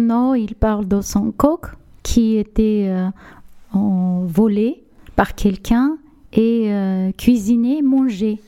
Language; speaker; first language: French; non-native, learner; Armenian